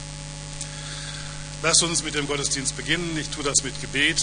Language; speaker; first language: German; native; German